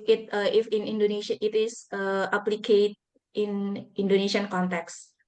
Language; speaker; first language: English; non-native, fluent; Buginese